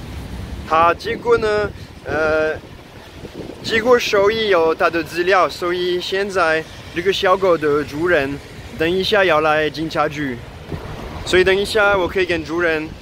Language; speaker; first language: Chinese; non-native, fluent; French